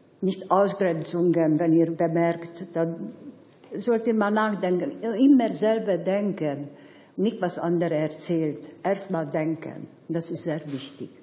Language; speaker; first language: German; non-native, fluent; Hungarian